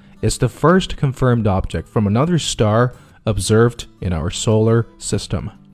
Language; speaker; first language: English; non-native, fluent; Chinese